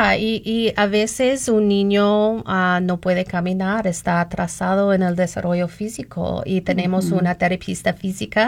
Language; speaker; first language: Spanish; non-native, learner; English